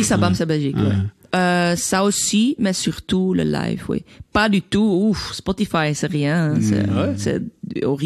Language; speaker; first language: French; non-native, learner; Dutch